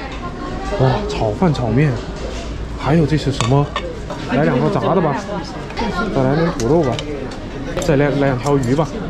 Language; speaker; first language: Chinese; native; Chinese